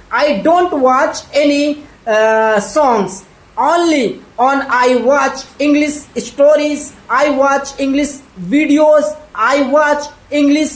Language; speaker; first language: English; non-native, learner; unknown